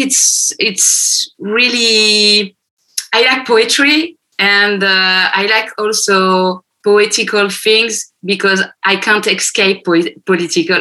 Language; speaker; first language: English; non-native, fluent; French